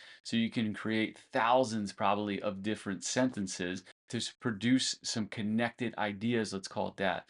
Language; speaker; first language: English; native; English